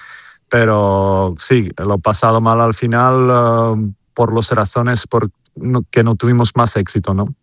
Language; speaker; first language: Spanish; non-native, fluent; Czech